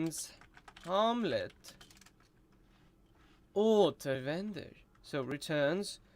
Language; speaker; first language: Swedish; non-native, learner; Russian